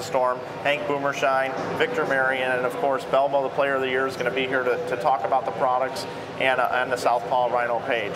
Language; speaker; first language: English; native; English